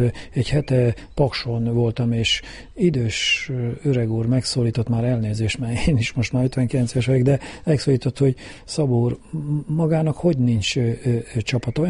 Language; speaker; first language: Hungarian; native; Hungarian